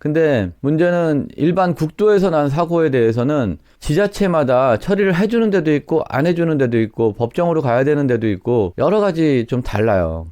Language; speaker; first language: Korean; native; Korean